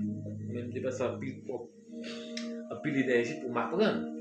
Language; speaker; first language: French; non-native, learner; Haitian Creole